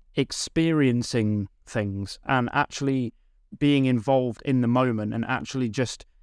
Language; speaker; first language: English; native; English